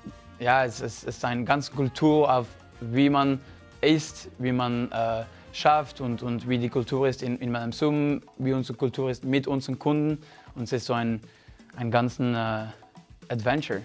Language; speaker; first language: German; non-native, fluent; French